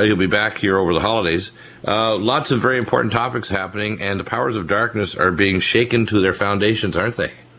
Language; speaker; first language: English; native; English